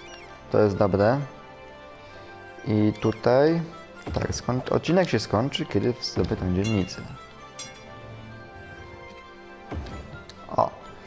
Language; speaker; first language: Polish; native; Polish